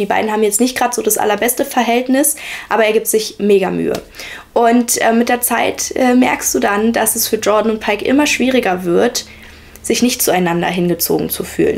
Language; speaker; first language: German; native; German